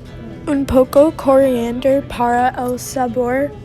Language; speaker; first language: Spanish; non-native, learner; English